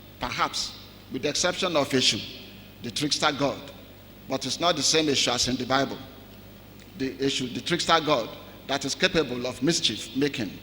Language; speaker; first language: English; non-native, local second language; Yoruba